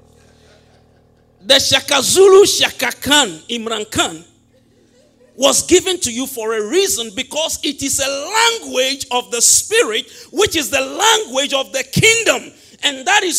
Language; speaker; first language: English; non-native, local second language; Ewe